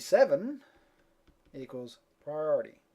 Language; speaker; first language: English; native; English